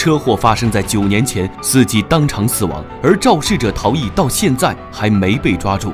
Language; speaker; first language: Chinese; native; Chinese